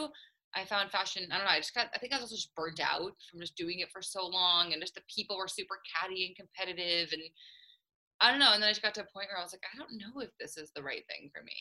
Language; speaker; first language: English; native; English